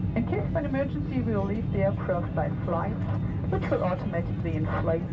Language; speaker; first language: English; non-native, fluent; German